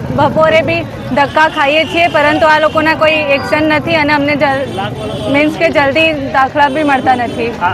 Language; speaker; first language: Gujarati; native; Gujarati